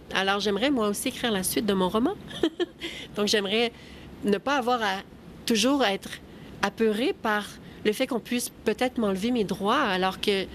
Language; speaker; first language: French; native; French